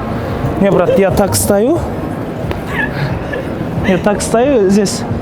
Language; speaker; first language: Russian; non-native, local second language; Kyrgyz